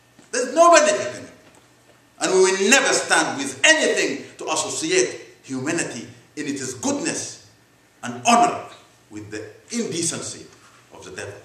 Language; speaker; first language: English; non-native, fluent; Arabic